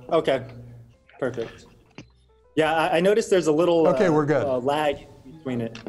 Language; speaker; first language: English; native; English